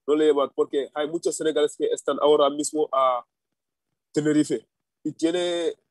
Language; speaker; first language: Spanish; non-native, fluent; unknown